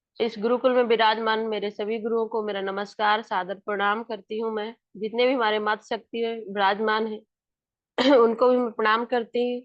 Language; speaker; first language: Hindi; native; Hindi